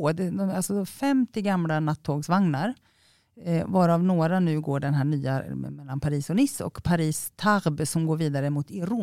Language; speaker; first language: Swedish; native; Swedish